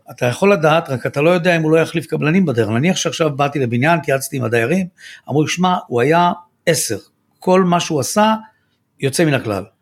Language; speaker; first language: Hebrew; native; Hebrew